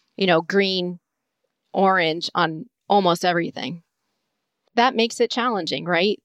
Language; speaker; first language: English; native; English